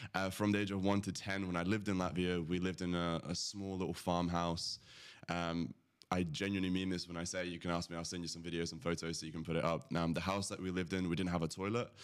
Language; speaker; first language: English; early bilingual, other home language; Latvian